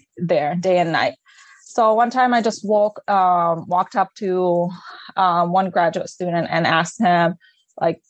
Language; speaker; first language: English; non-native, fluent; Arabic